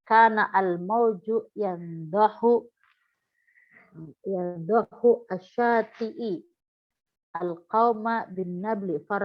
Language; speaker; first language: Arabic; non-native, fluent; Indonesian